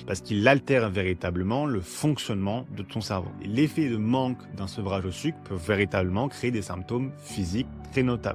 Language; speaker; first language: French; native; French